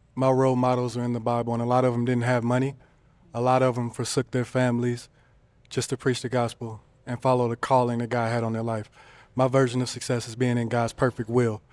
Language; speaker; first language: English; native; English